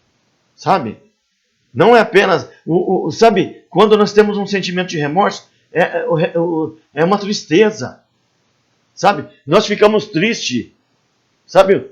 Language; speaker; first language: Portuguese; native; Portuguese